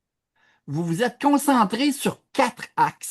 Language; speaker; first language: French; native; French